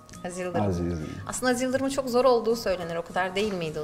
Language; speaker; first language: Turkish; native; Turkish